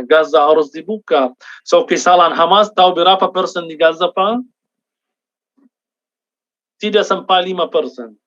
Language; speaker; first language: Indonesian; non-native, fluent; Arabic